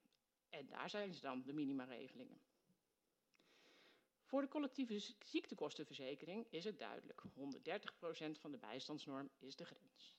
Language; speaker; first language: Dutch; native; Dutch